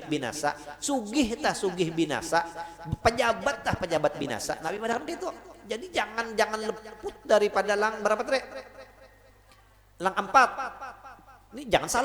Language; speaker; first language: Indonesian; non-native, local second language; Banjar